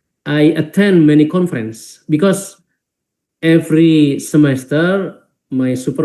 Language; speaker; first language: English; non-native, fluent; Indonesian